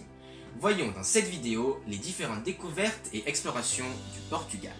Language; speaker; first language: French; native; French